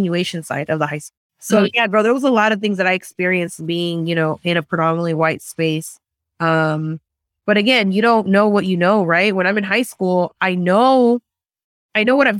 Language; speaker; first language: English; native; English